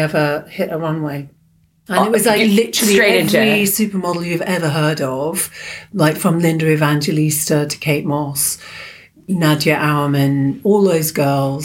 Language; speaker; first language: English; native; English